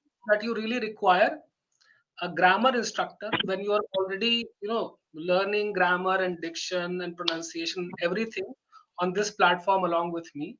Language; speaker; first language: English; non-native, local second language; Hindi